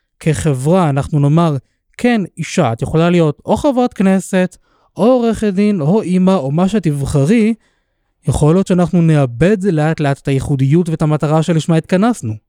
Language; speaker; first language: Hebrew; native; Hebrew